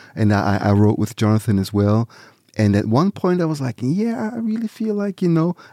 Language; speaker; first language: English; early bilingual, other home language; Swiss German